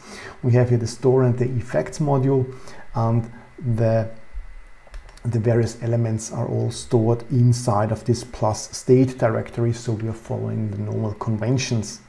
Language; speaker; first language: English; non-native, fluent; German